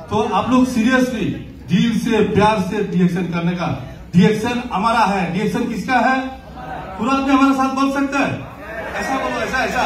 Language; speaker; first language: Hindi; non-native, learner; Bangla